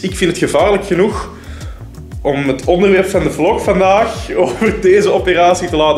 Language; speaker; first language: Dutch; native; Dutch